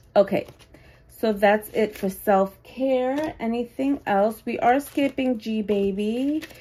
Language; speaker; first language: English; native; English